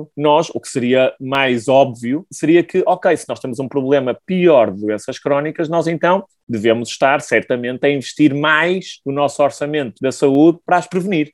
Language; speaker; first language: Portuguese; native; Portuguese